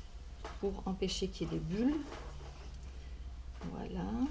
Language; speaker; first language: French; native; French